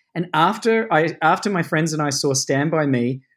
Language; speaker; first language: English; native; English